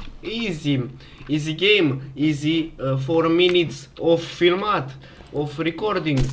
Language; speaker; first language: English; non-native, learner; Romanian